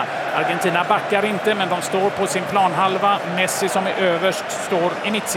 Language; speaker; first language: Swedish; native; Swedish